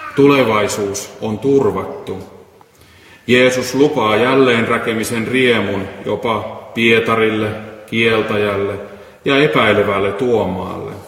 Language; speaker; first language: Finnish; native; Finnish